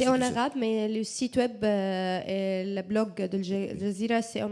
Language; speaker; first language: French; non-native, learner; Arabic